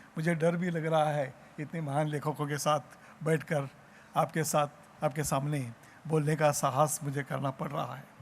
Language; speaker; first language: Hindi; non-native, local second language; Marathi